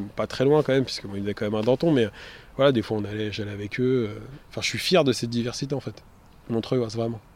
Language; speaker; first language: French; native; French